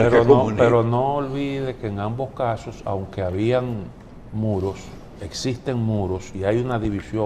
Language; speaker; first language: Spanish; native; Spanish